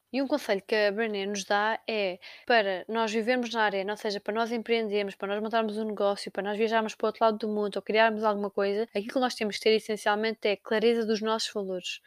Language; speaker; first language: Portuguese; native; Portuguese